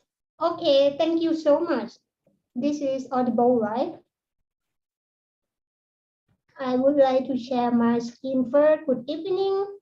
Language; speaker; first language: English; non-native, learner; Thai